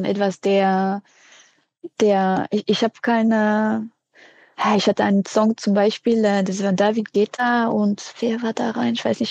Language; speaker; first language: German; non-native, fluent; French